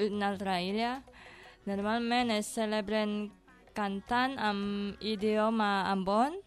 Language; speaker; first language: Catalan; non-native, learner; Indonesian